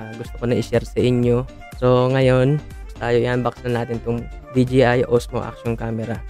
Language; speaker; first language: Filipino; native; Filipino